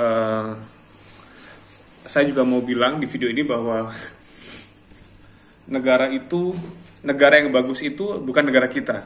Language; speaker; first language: Indonesian; non-native, local second language; Javanese